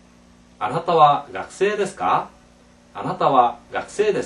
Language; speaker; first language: Japanese; non-native, fluent; Korean